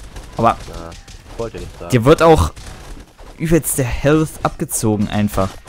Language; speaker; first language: German; native; German